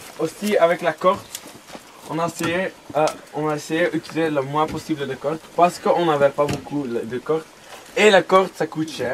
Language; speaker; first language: French; non-native, local second language; Dutch